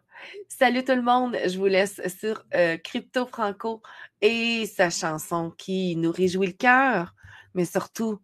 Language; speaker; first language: French; native; French